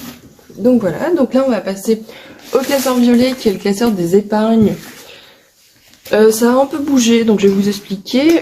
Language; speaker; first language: French; native; French